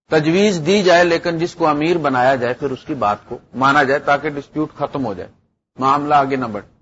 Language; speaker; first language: Urdu; non-native, local second language; Punjabi